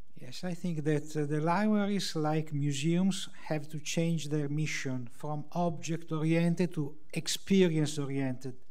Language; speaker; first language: English; non-native, fluent; Italian